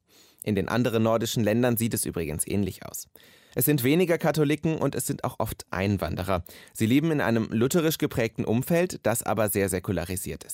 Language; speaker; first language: German; native; German